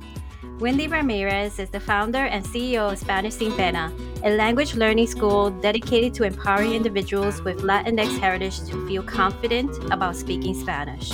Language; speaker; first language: English; early bilingual, other home language; Spanish